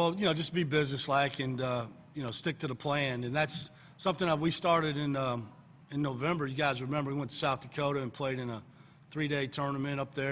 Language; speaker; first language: English; native; English